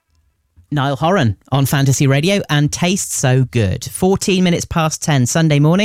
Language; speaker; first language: English; native; English